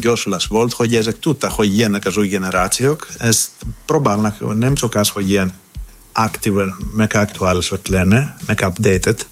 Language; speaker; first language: Hungarian; non-native, learner; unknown